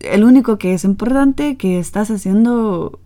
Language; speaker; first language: Spanish; non-native, learner; English